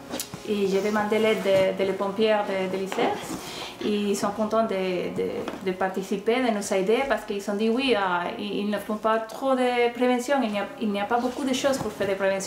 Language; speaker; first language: French; non-native, fluent; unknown